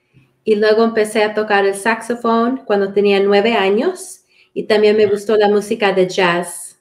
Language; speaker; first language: Spanish; early bilingual, heritage; Spanish